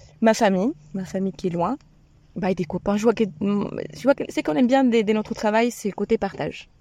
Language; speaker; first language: French; non-native, fluent; Spanish